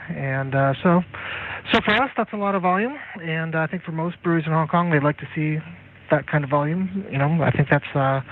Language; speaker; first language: English; native; English